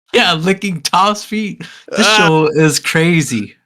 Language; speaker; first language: English; native; English